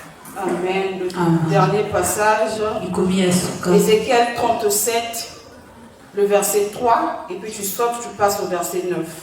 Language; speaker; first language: French; non-native, local second language; Lingala